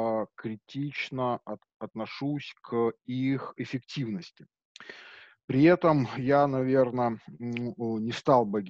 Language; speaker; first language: Russian; native; Russian